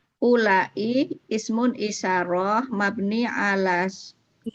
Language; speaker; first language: Arabic; non-native, learner; Indonesian